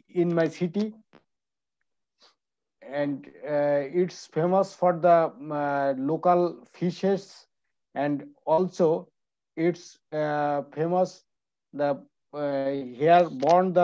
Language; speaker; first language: English; non-native, learner; Bangla